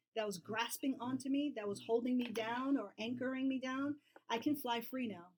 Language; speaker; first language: English; native; English